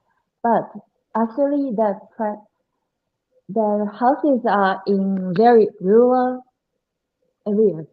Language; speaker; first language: English; non-native, learner; Japanese